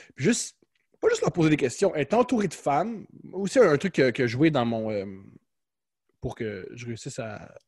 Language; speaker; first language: French; native; French